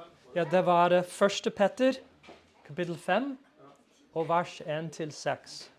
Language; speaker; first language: Norwegian; non-native, fluent; English